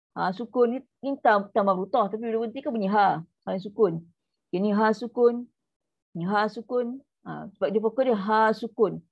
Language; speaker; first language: Malay; native; Malay